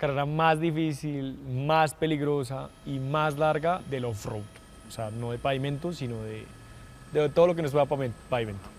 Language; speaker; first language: Spanish; native; Spanish